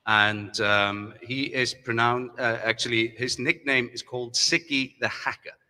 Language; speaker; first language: English; non-native, fluent; German